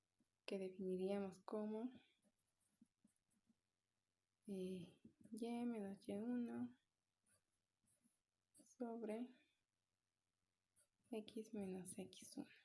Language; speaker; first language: Spanish; native; Spanish